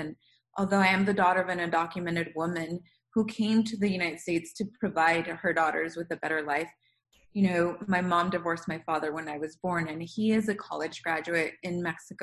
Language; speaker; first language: English; non-native, fluent; Spanish